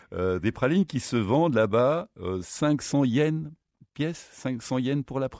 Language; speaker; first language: French; native; French